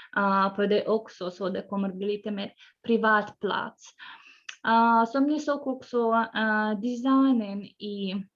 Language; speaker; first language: Swedish; non-native, fluent; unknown